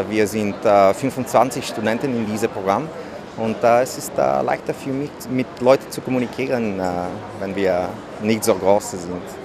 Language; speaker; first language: German; non-native, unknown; Bulgarian